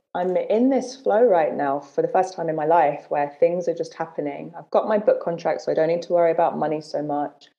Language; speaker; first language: English; native; English